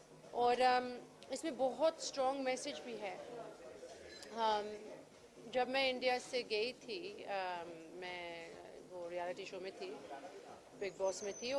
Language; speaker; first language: Hindi; early bilingual, heritage; English